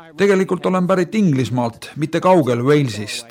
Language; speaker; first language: Estonian; native; Estonian